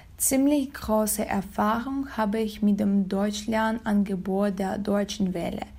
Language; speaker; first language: German; non-native, learner; Russian